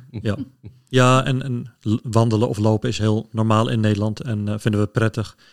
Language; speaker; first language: Dutch; native; Dutch